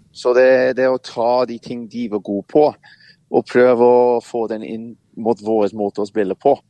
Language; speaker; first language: Norwegian; non-native, fluent; English